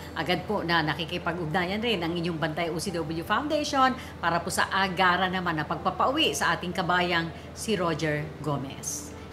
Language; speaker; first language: Filipino; native; Filipino